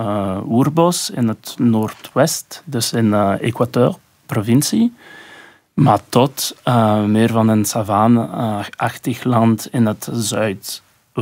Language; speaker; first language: Dutch; non-native, local second language; French